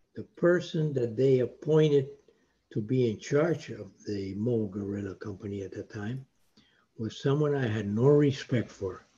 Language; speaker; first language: English; non-native, fluent; Spanish